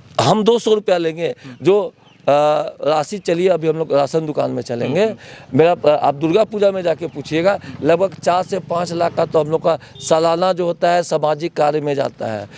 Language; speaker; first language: Hindi; native; Hindi